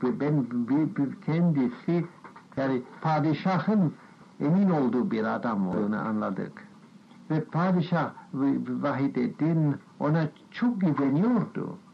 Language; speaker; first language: Turkish; non-native, fluent; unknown